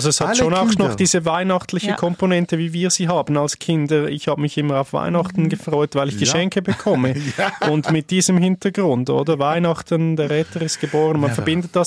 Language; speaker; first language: German; native; German